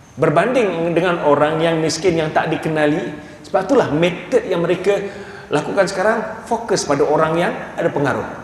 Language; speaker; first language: Malay; native; Malay